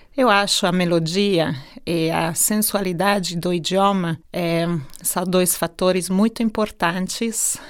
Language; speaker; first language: Portuguese; non-native, fluent; Hungarian